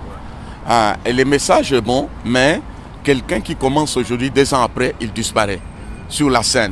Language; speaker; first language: French; non-native, local second language; Swahili